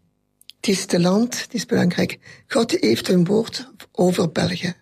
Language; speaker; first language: Dutch; non-native, learner; French